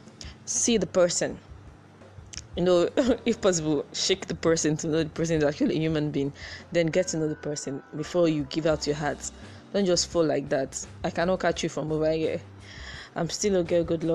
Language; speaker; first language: English; non-native, local second language; Igbo